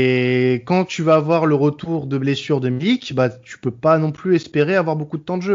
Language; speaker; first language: French; native; French